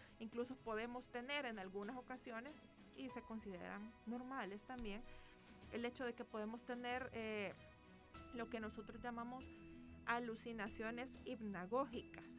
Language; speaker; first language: Spanish; native; Spanish